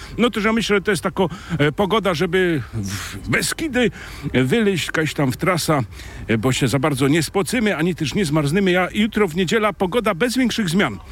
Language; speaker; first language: Polish; native; Polish